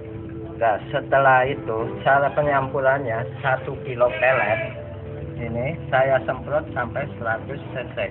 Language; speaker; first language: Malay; non-native, local second language; Javanese